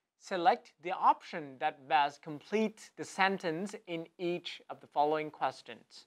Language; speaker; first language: English; non-native, fluent; Vietnamese